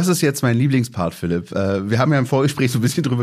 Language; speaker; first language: German; native; German